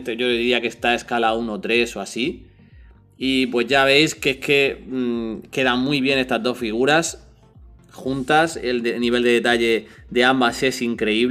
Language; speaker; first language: Spanish; native; Spanish